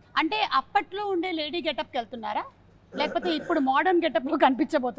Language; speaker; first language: Telugu; native; Telugu